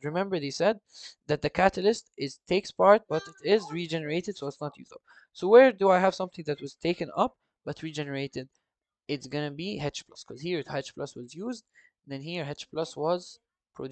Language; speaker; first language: English; non-native, fluent; Arabic